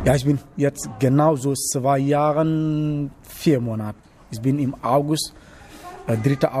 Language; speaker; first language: German; non-native, learner; Wolof